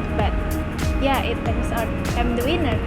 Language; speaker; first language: English; non-native, learner; Indonesian